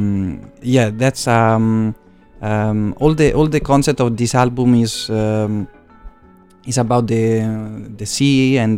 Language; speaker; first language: English; non-native, fluent; Italian